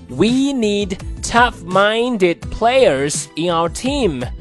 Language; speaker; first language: English; non-native, fluent; Chinese